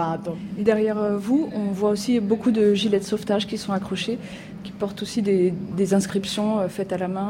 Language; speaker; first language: French; native; French